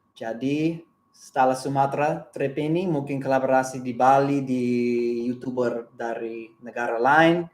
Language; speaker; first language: Indonesian; non-native, learner; English